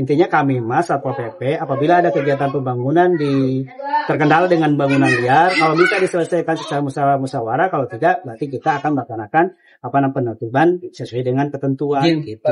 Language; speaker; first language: Indonesian; non-native, local second language; Sundanese